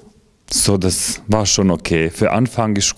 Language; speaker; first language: German; non-native, fluent; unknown